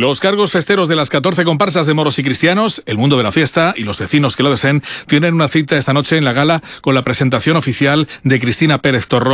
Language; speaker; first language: Spanish; native; Spanish